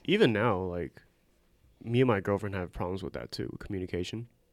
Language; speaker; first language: English; early bilingual, other home language; Korean